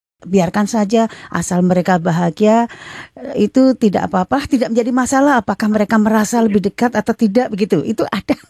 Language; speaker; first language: Indonesian; native; Indonesian